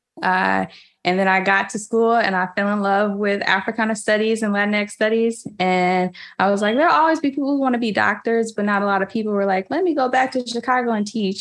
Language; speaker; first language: English; native; English